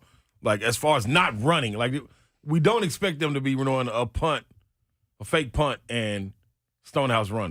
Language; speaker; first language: English; native; English